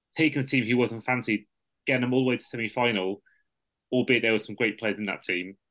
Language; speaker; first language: English; native; English